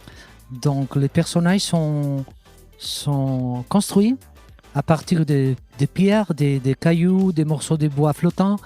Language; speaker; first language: French; non-native, fluent; Catalan